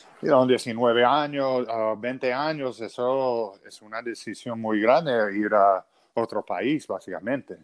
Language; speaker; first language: Spanish; non-native, fluent; English